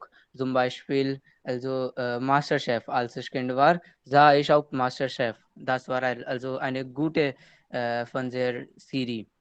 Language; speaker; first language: German; non-native, learner; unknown